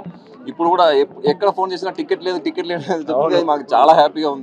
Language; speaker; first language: Telugu; native; Telugu